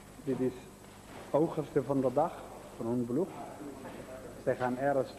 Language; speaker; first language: Dutch; non-native, learner; Somali